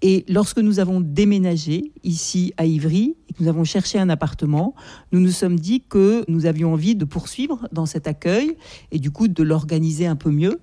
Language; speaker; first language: French; native; French